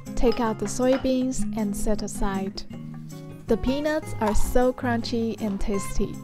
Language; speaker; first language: English; non-native, fluent; Chinese